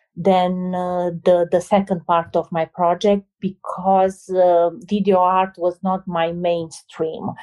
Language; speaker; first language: English; non-native, fluent; Romanian